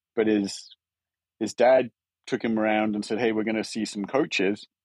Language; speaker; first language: English; native; English